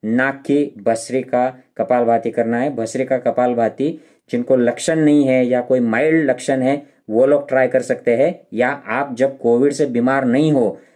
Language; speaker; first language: Hindi; non-native, local second language; Marathi